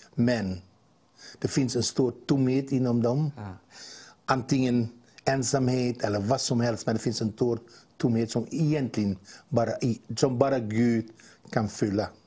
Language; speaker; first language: Swedish; non-native, fluent; Dutch